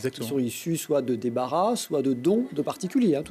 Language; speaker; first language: French; native; French